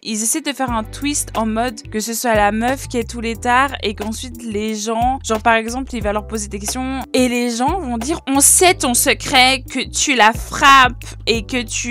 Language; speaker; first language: French; native; French